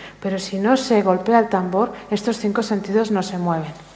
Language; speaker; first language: Spanish; native; Spanish